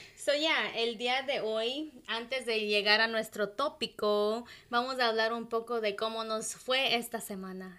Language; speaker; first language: Spanish; non-native, local second language; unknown